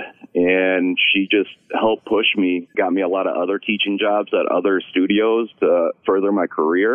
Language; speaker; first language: English; native; English